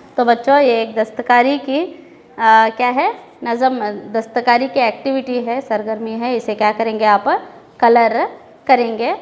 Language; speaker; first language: Hindi; native; Hindi